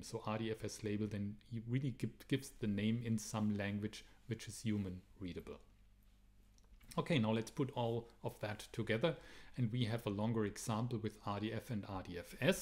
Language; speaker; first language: English; non-native, fluent; German